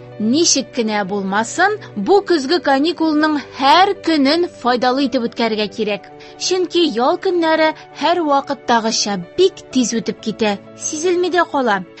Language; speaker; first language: Tatar; native; Tatar